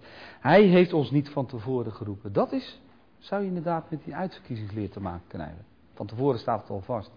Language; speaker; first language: Dutch; native; Dutch